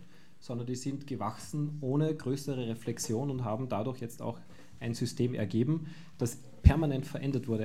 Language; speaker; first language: German; native; German